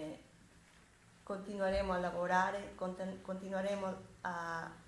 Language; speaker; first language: Italian; non-native, fluent; Spanish